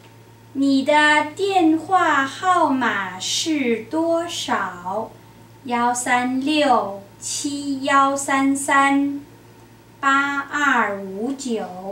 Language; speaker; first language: Chinese; non-native, learner; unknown